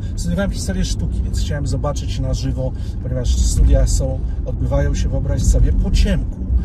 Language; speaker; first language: Polish; native; Polish